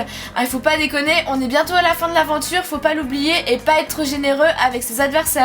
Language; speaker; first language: French; native; French